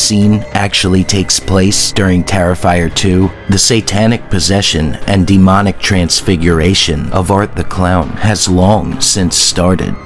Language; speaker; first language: English; native; English